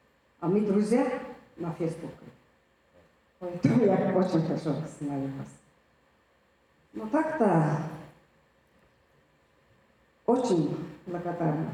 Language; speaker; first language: Russian; non-native, fluent; Mongolian